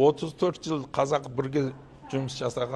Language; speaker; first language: Kazakh; non-native, learner; Chinese